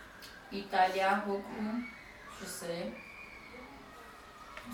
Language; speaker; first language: French; non-native, learner; Armenian